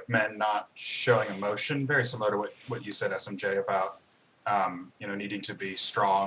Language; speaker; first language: English; native; English